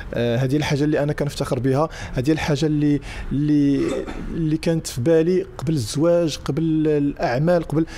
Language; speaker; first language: Arabic; native; Arabic